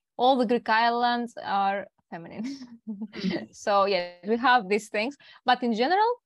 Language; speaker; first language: English; non-native, learner; Greek